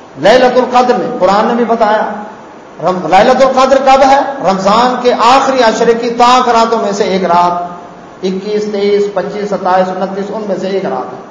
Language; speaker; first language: Urdu; non-native, local second language; Saraiki